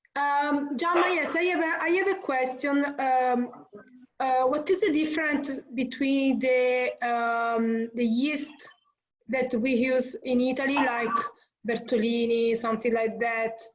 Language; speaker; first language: English; non-native, learner; Italian